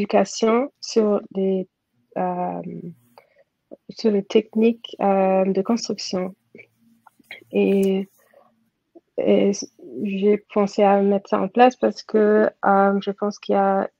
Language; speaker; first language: French; non-native, fluent; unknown